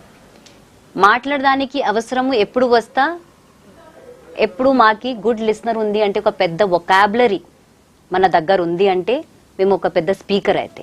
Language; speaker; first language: Telugu; non-native, local second language; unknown